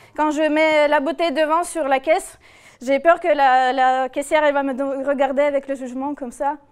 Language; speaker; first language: French; non-native, fluent; Russian